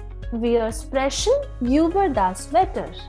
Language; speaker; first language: German; non-native, fluent; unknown